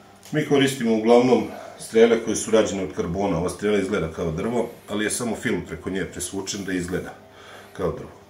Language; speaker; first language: Serbian; native; Serbian